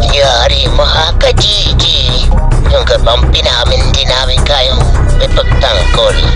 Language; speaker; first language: Filipino; native; Filipino